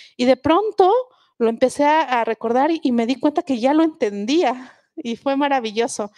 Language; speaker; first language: Spanish; non-native, local second language; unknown